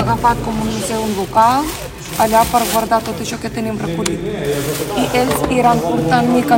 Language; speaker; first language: Catalan; non-native, learner; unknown